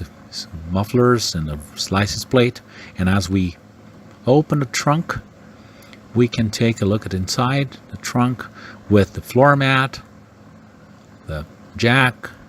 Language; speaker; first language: English; non-native, fluent; Portuguese